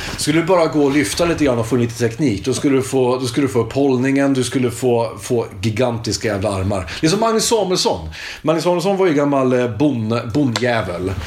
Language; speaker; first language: Swedish; native; Swedish